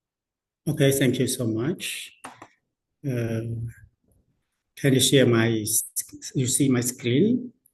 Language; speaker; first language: English; non-native, learner; Khmer